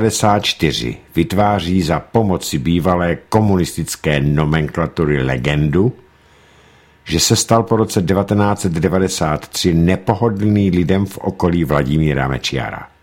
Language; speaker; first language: Czech; native; Czech